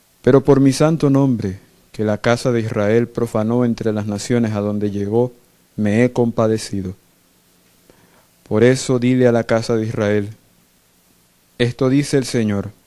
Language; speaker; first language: Spanish; native; Spanish